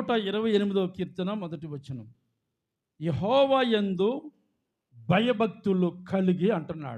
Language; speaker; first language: Telugu; native; Telugu